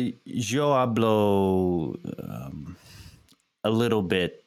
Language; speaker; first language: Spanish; non-native, learner; English